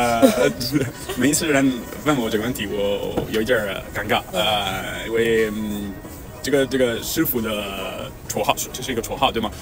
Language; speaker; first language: Chinese; non-native, fluent; Italian